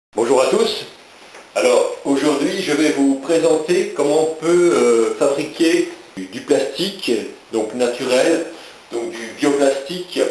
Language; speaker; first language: French; native; French